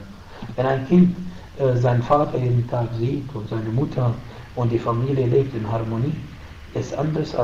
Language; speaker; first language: German; non-native, fluent; Arabic